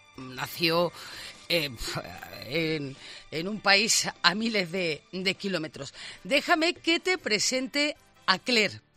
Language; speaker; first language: Spanish; native; Spanish